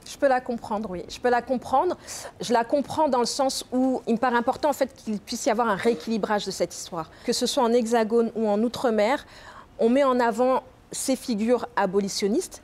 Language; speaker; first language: French; native; French